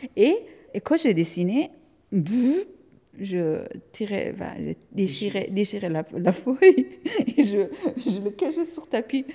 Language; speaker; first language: French; non-native, fluent; Persian